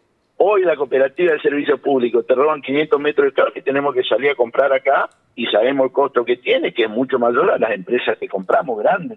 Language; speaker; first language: Spanish; native; Spanish